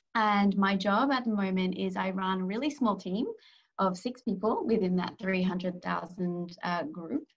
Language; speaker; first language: English; native; English